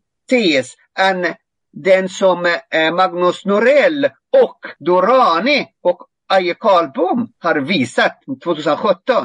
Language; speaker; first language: Swedish; non-native, fluent; Arabic